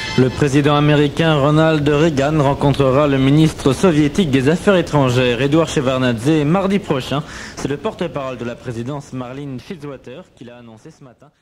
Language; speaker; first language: French; native; French